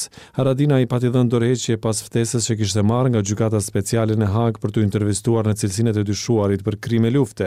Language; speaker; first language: Albanian; native; Albanian